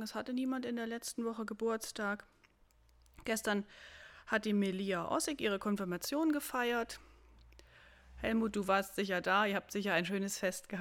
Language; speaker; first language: German; native; German